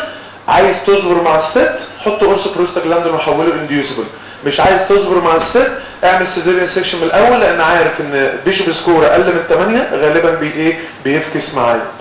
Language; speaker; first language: Arabic; native; Arabic